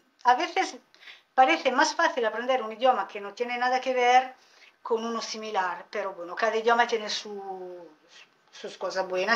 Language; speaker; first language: Spanish; non-native, fluent; Italian